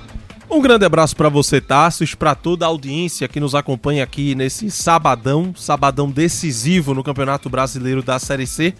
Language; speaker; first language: Portuguese; native; Portuguese